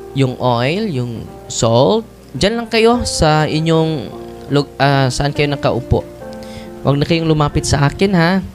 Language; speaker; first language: Filipino; non-native, local second language; Cebuano